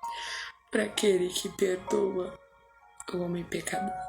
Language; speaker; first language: Portuguese; native; Portuguese